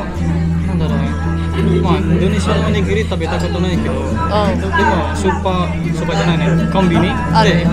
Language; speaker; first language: Japanese; non-native, fluent; Indonesian